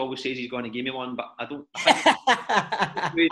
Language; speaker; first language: English; native; English